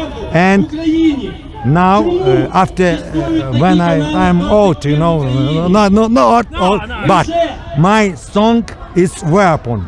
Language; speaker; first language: English; non-native, learner; Ukrainian